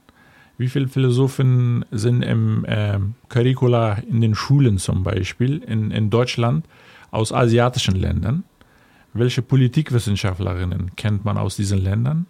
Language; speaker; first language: German; non-native, fluent; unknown